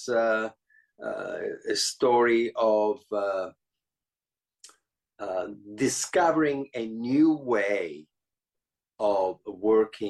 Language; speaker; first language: English; non-native, fluent; Italian